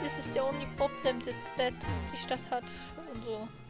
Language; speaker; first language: German; native; German